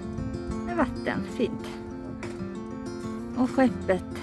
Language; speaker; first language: Swedish; non-native, learner; Japanese